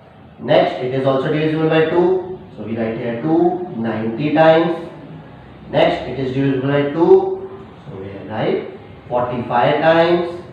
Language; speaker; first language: English; non-native, local second language; Hindi